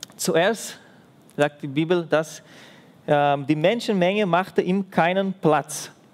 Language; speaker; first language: German; non-native, fluent; Portuguese